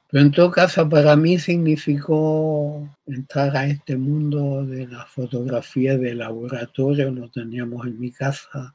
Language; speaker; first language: Spanish; early bilingual, other home language; German